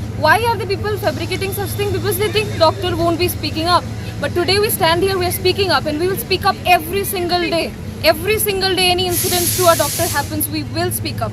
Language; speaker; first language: English; non-native, local second language; Bangla